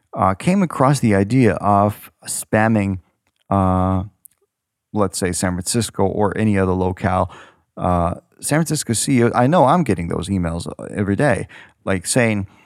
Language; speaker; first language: English; non-native, fluent; Ukrainian